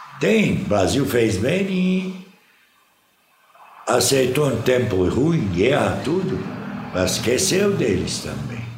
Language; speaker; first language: Portuguese; non-native, fluent; Arabic